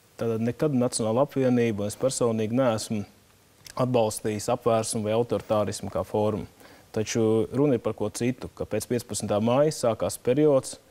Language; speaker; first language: Latvian; native; Latvian